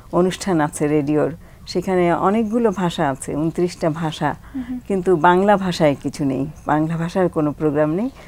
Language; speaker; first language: Bangla; native; Bangla